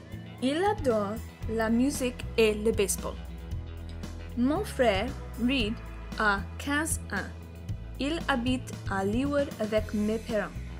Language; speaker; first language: French; non-native, learner; English